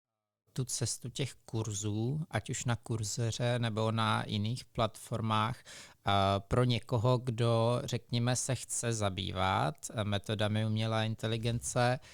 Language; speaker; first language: Czech; native; Czech